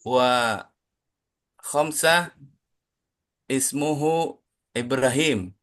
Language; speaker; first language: Arabic; non-native, learner; Indonesian